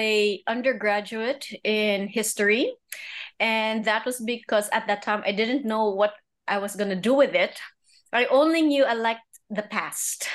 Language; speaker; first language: English; native; English